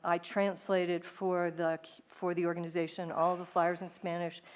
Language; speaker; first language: English; native; English